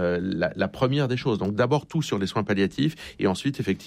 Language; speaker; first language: French; native; French